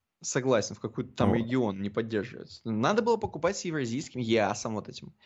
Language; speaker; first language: Russian; native; Russian